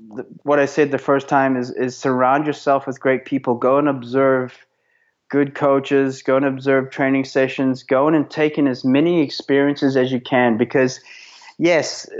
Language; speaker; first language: English; native; English